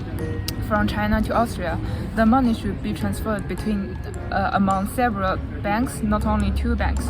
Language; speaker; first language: English; non-native, fluent; Chinese